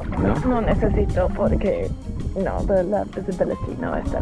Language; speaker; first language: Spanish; non-native, learner; English